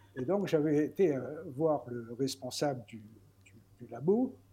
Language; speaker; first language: French; native; French